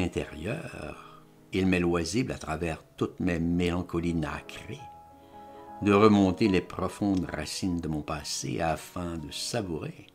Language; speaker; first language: French; native; French